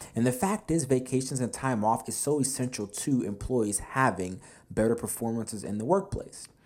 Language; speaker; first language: English; native; English